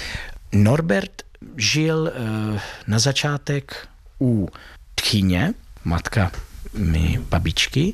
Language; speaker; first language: Czech; non-native, fluent; Italian